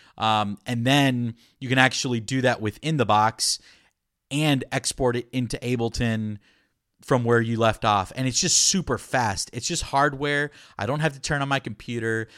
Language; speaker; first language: English; early bilingual, other home language; Spanish